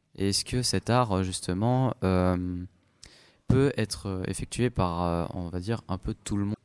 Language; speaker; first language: French; native; French